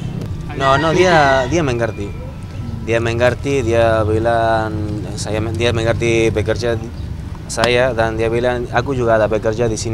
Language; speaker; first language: Indonesian; non-native, learner; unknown